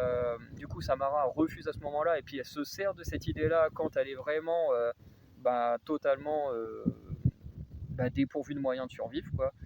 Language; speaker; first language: French; native; French